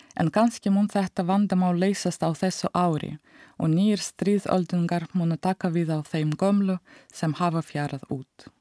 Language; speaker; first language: Icelandic; non-native, fluent; Russian